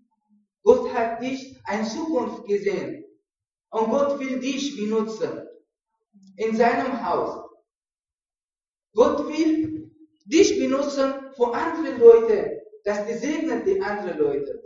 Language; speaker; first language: German; non-native, learner; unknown